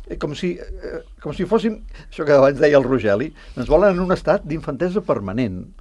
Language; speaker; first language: Catalan; native; Catalan